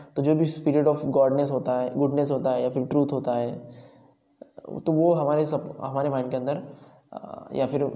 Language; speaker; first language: Hindi; non-native, local second language; Marathi